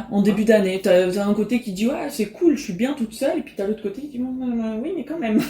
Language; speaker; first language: French; native; French